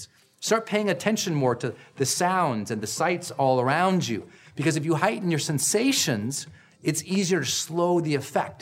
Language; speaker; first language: English; native; English